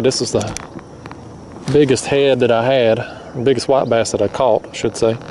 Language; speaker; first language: English; native; English